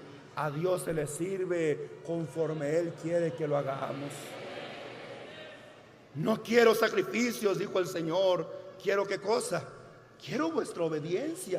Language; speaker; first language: Spanish; native; Spanish